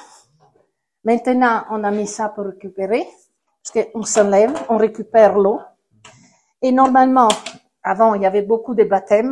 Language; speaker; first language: French; non-native, fluent; Italian